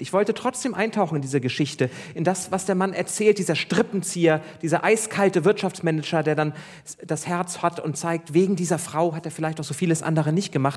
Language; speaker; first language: German; native; German